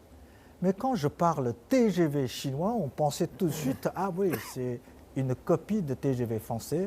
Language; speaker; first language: French; non-native, fluent; Chinese